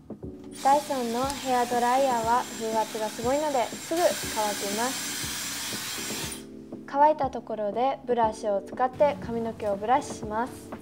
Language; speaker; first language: Japanese; early bilingual, heritage; Japanese